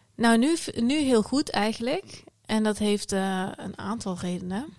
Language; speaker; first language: Dutch; native; Dutch